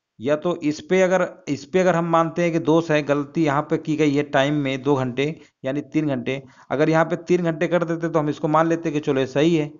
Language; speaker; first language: Hindi; native; Hindi